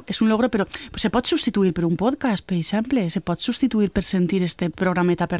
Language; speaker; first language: Catalan; native; Catalan